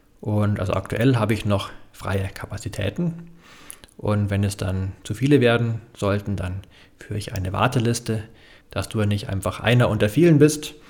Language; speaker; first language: German; native; German